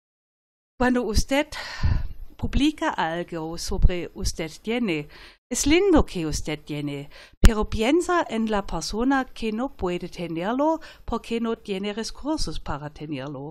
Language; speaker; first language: Spanish; non-native, fluent; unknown